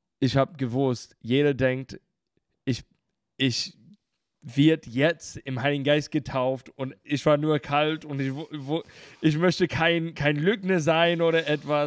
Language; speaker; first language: German; non-native, learner; English